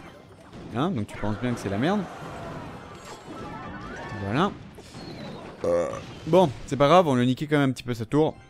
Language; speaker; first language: French; native; French